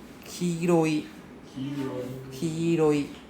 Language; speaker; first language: Japanese; non-native, fluent; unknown